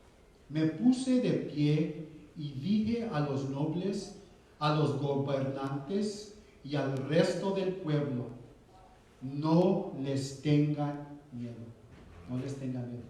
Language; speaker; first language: Spanish; early bilingual, heritage; Spanish